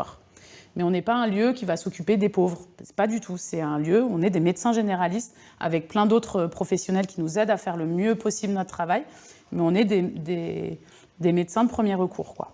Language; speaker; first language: French; native; French